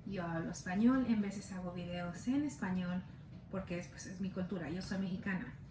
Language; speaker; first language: Spanish; early bilingual, other home language; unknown